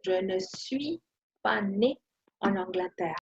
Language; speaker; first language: French; non-native, fluent; Spanish